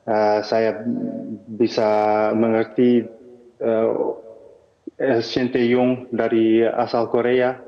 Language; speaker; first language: Indonesian; non-native, fluent; Dutch